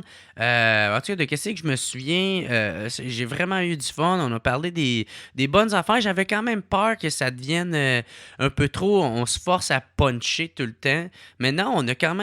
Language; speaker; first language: French; native; French